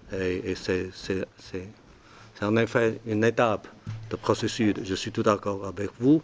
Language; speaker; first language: French; non-native, learner; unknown